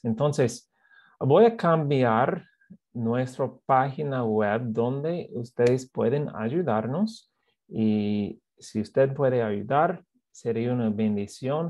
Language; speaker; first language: Spanish; non-native, fluent; English